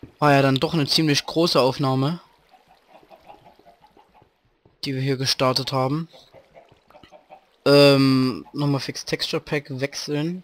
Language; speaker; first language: German; native; German